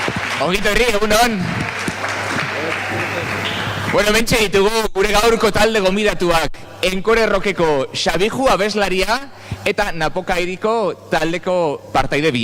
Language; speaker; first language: Basque; native; Basque